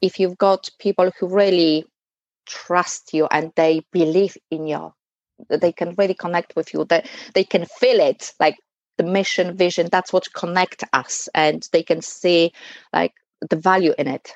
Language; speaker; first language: English; non-native, fluent; Polish